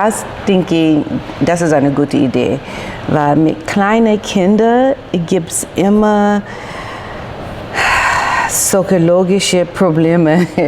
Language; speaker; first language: German; non-native, learner; English